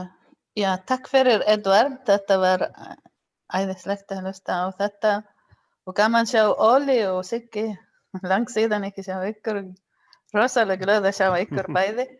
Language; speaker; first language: Icelandic; non-native, learner; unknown